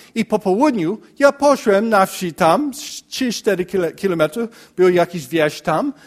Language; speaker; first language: Polish; non-native, learner; English